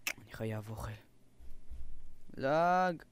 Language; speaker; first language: Hebrew; native; Hebrew